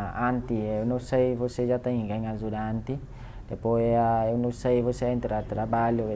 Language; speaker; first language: Portuguese; non-native, learner; Vietnamese